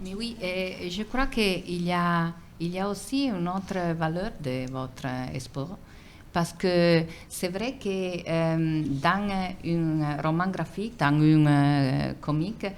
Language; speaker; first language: French; non-native, fluent; Italian